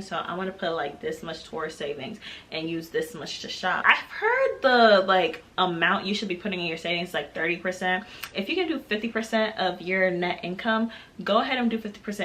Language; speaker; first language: English; native; English